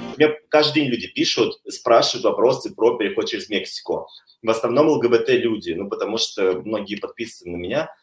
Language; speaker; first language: Russian; native; Russian